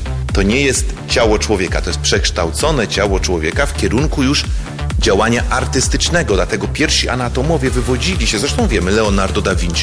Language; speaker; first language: Polish; native; Polish